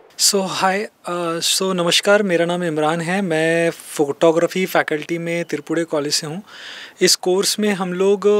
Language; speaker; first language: Hindi; native; Hindi